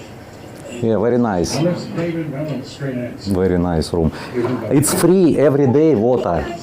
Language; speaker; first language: English; non-native, learner; Russian